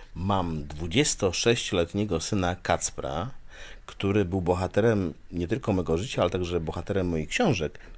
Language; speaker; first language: Polish; native; Polish